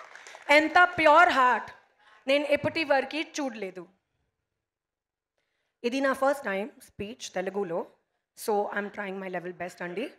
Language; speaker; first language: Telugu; non-native, local second language; Hindi